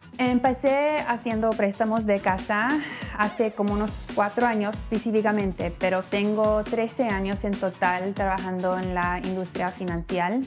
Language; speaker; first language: Spanish; early bilingual, heritage; Spanish